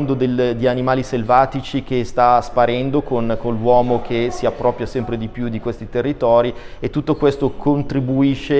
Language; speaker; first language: Italian; native; Italian